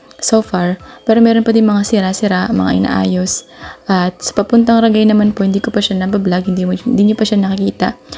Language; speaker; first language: Filipino; non-native, local second language; Bikol